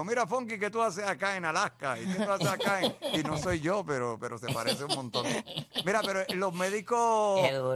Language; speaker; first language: Spanish; native; Spanish